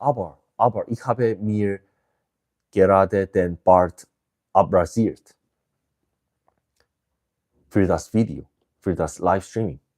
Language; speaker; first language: German; non-native, learner; English